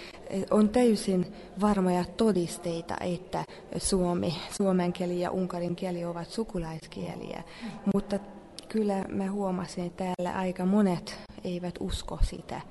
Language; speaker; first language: Finnish; non-native, fluent; Hungarian